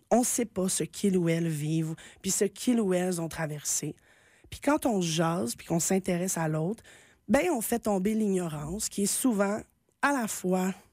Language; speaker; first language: French; native; French